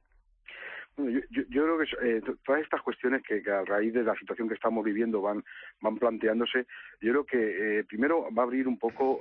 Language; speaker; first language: Spanish; native; Spanish